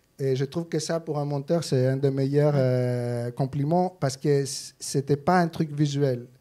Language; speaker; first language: French; non-native, fluent; Greek